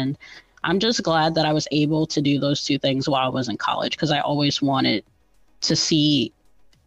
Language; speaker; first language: English; native; English